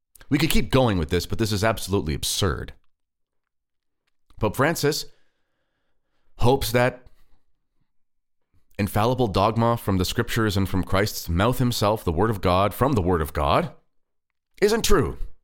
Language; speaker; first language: English; native; English